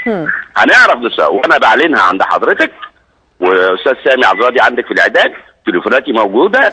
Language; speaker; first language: Arabic; native; Arabic